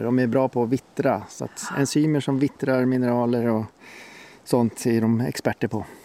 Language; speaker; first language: Swedish; native; Swedish